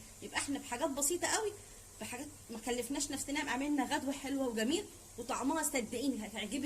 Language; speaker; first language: Arabic; native; Arabic